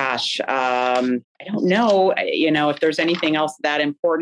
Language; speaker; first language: English; native; English